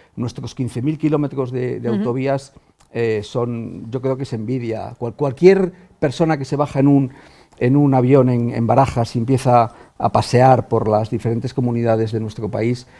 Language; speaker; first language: Spanish; native; Spanish